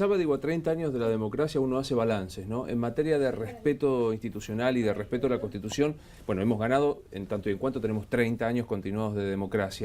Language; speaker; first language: Spanish; native; Spanish